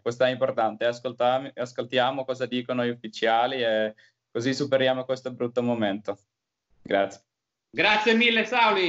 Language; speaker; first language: Italian; non-native, learner; Finnish